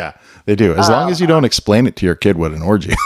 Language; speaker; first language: English; native; English